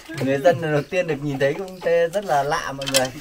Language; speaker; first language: Vietnamese; native; Vietnamese